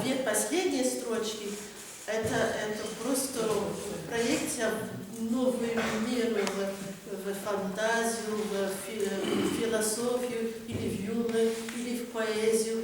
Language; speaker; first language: Russian; non-native, fluent; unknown